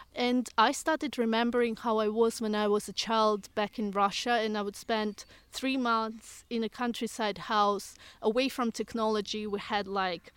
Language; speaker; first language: English; non-native, fluent; Russian